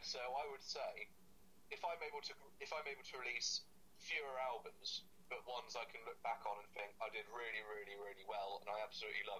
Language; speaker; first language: English; native; English